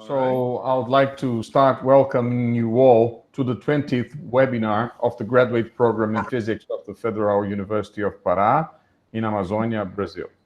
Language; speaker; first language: English; non-native, fluent; Portuguese